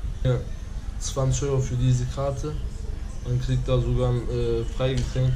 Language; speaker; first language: German; early bilingual, other home language; Turkish